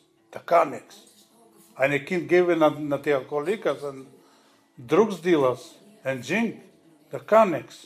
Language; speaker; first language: Dutch; non-native, learner; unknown